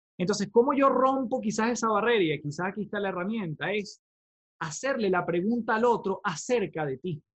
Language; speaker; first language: Spanish; native; Spanish